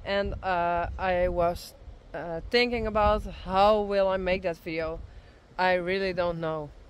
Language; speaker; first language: English; non-native, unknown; Dutch